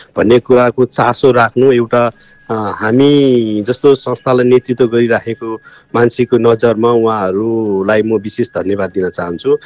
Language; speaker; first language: Nepali; non-native, local second language; Eastern Tamang